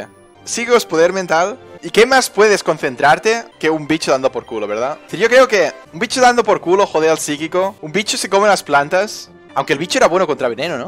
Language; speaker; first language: Spanish; native; Spanish